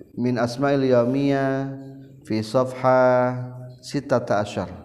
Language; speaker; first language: Arabic; non-native, fluent; Indonesian